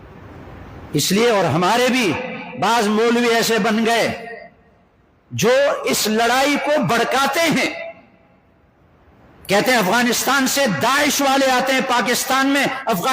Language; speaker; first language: Urdu; non-native, local second language; Northern Hindko